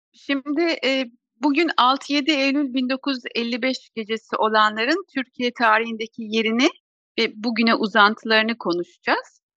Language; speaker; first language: Turkish; native; Turkish